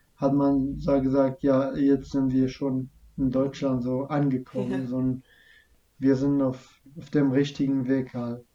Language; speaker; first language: German; non-native, fluent; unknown